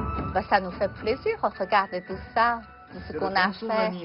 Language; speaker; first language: French; non-native, fluent; Chinese